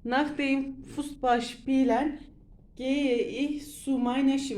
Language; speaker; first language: German; non-native, learner; Turkish